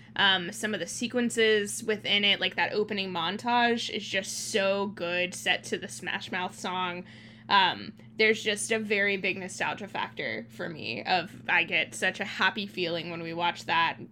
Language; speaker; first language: English; early bilingual, other home language; Thai